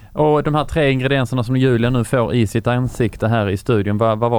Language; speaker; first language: Swedish; native; Swedish